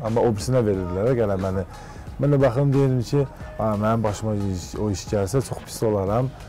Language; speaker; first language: Azerbaijani; early bilingual, heritage; Azerbaijani